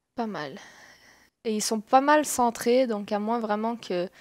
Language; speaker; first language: French; native; French